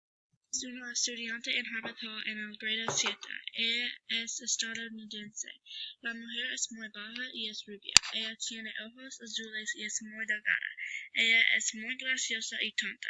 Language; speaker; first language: Spanish; non-native, learner; English